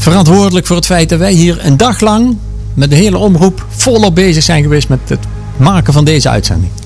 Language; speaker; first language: Dutch; native; Dutch